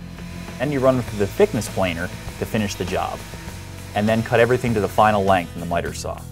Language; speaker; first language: English; native; English